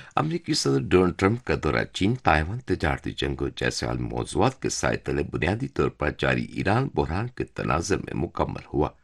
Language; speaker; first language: Urdu; non-native, fluent; Turkish